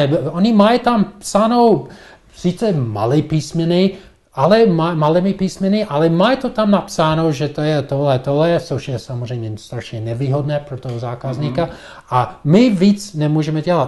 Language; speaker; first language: Czech; non-native, fluent; English